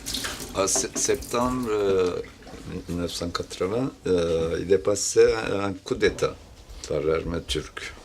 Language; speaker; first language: French; non-native, learner; Turkish